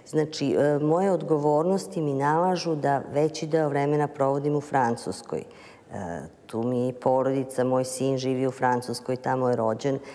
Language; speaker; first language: Serbian; native; Serbian